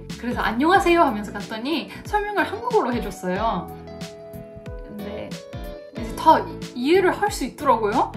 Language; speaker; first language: Korean; non-native, fluent; Japanese